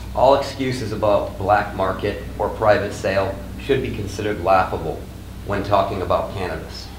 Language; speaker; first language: English; native; English